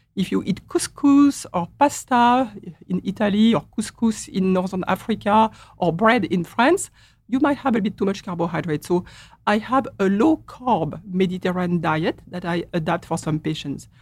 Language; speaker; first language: English; non-native, fluent; French